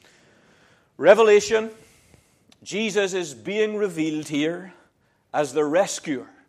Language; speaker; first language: English; native; English